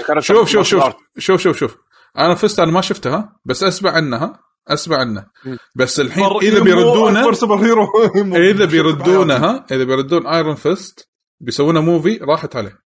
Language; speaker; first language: Arabic; native; Arabic